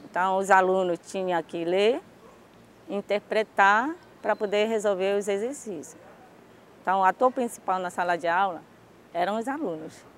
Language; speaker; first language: Portuguese; early bilingual, other home language; Japanese